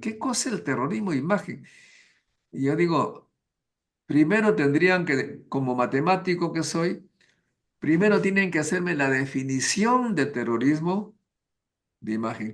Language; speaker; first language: Spanish; native; Spanish